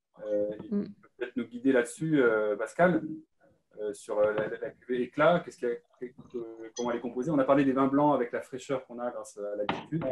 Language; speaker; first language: French; native; French